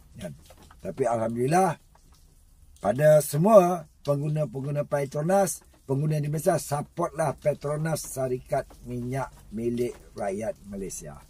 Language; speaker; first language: Malay; native; Malay